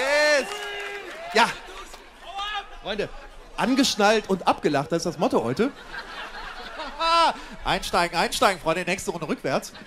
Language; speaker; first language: German; native; German